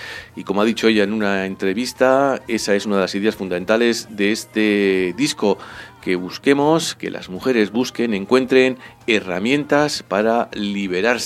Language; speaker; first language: Spanish; native; Spanish